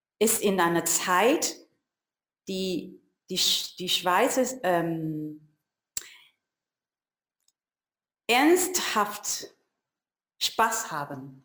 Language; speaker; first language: German; non-native, learner; Chinese